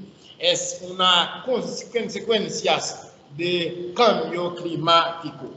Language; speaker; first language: Spanish; non-native, learner; Haitian Creole